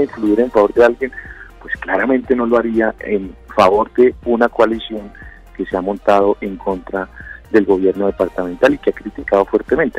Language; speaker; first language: Spanish; native; Spanish